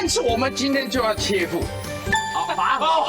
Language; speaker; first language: Chinese; native; Chinese